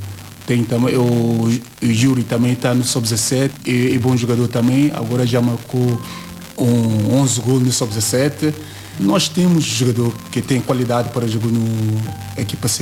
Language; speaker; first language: Portuguese; non-native, learner; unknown